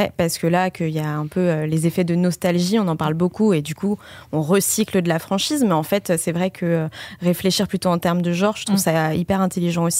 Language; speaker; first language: French; native; French